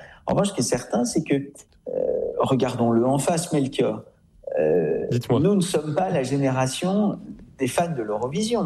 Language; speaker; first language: French; native; French